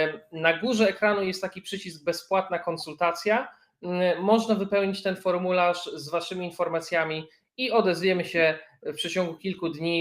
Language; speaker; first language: Polish; native; Polish